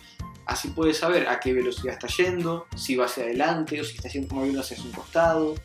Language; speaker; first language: Spanish; native; Spanish